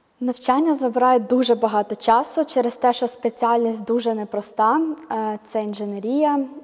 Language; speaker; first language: Ukrainian; native; Ukrainian